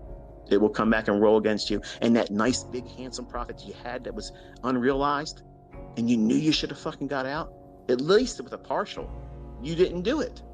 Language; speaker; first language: English; native; English